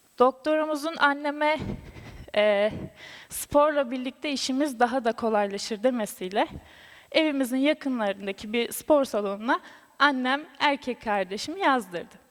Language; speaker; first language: Turkish; native; Turkish